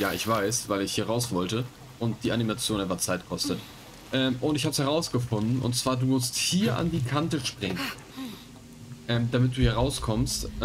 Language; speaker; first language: German; native; German